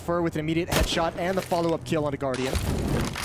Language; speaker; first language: English; native; English